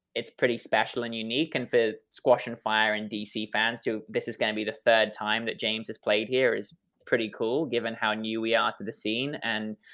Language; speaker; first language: English; native; English